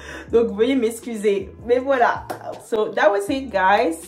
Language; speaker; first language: English; non-native, fluent; Lingala